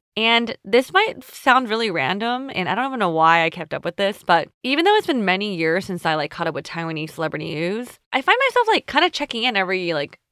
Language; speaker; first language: English; early bilingual, other home language; Chinese